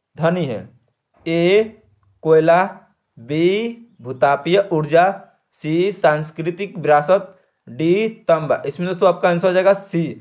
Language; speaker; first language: Hindi; native; Hindi